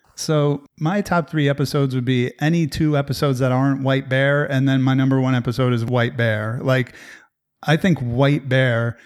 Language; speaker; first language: English; native; English